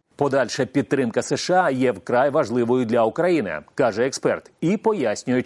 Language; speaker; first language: Ukrainian; native; Ukrainian